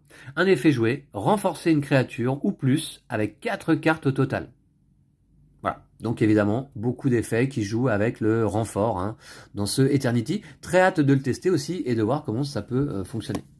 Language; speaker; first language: French; native; French